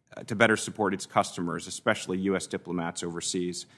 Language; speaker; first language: English; native; English